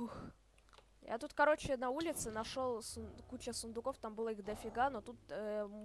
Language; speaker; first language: Russian; native; Russian